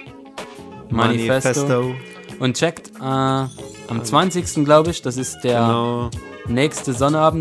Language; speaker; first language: German; native; German